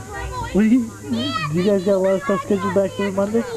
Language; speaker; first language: English; native; English